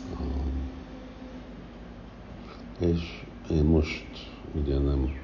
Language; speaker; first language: Hungarian; early bilingual, heritage; Hungarian